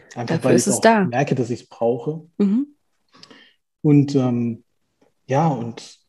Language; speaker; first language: German; native; German